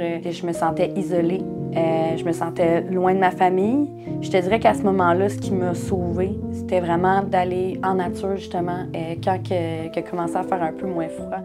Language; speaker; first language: French; native; French